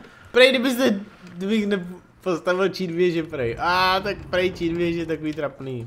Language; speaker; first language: Czech; native; Czech